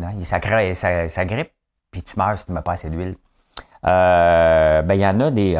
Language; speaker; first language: French; native; French